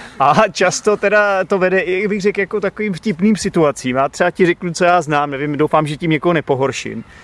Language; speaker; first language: Czech; native; Czech